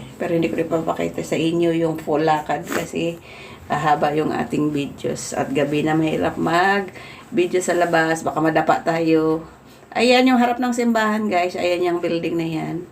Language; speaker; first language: Filipino; native; Filipino